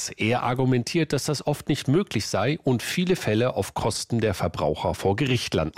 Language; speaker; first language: German; native; German